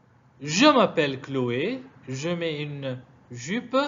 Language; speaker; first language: French; non-native, fluent; Arabic